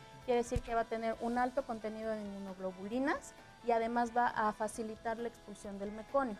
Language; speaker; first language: Spanish; native; Spanish